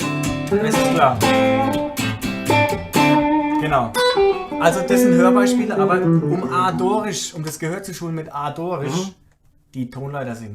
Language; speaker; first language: German; native; German